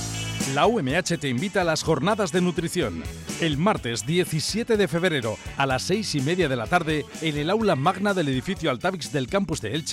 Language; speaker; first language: Spanish; native; Spanish